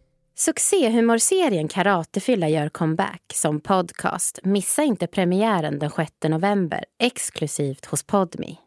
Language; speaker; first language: Swedish; native; Swedish